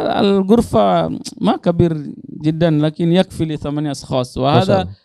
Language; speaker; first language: Arabic; non-native, learner; Indonesian